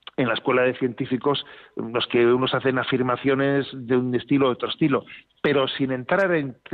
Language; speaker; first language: Spanish; native; Spanish